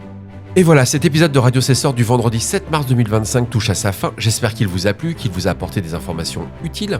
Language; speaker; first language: French; native; French